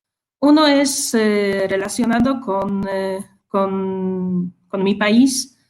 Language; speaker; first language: Spanish; non-native, fluent; Polish